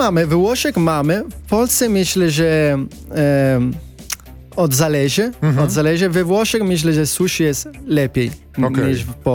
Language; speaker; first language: Polish; non-native, learner; Italian